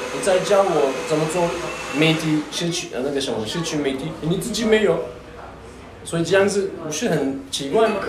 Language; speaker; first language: Chinese; non-native, fluent; Turkish